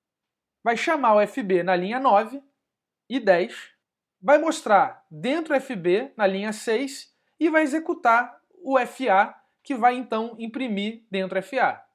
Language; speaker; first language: Portuguese; native; Portuguese